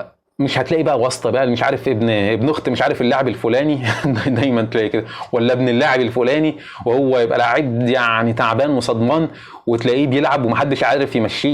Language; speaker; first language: Arabic; native; Arabic